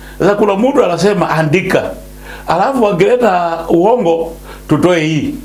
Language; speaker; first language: Swahili; non-native, local second language; Luyia